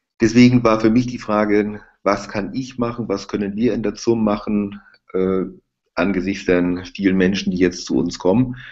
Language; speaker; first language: German; native; German